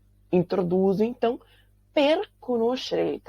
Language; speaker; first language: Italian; non-native, fluent; Portuguese